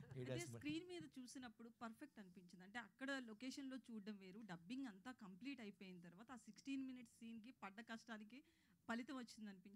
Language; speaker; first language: Telugu; native; Telugu